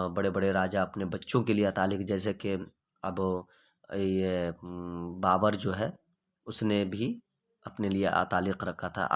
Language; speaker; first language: Urdu; native; Urdu